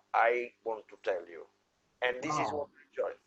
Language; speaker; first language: English; non-native, fluent; Italian